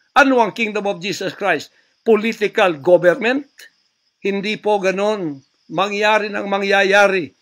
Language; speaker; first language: Filipino; non-native, local second language; Cebuano